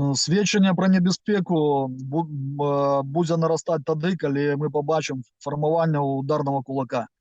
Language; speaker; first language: Belarusian; non-native, local second language; Russian